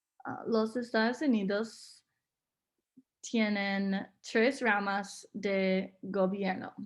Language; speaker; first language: Spanish; non-native, learner; English